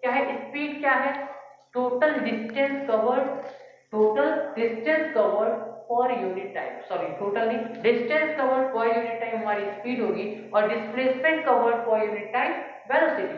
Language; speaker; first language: Hindi; native; Hindi